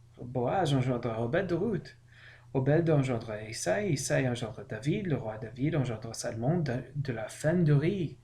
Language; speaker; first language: French; non-native, learner; English